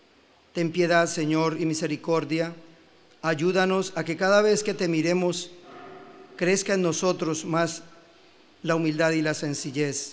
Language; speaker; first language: Spanish; native; Spanish